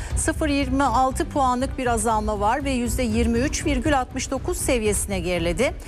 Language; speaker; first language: Turkish; native; Turkish